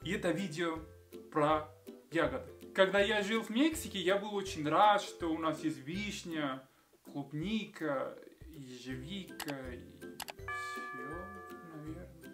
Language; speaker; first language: Russian; non-native, fluent; Spanish